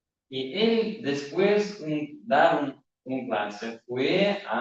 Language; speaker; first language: Spanish; non-native, learner; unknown